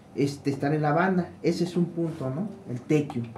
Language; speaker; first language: Spanish; native; Spanish